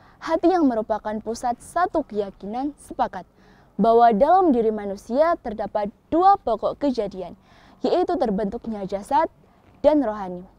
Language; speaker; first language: Indonesian; native; Indonesian